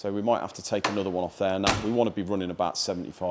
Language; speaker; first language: English; native; English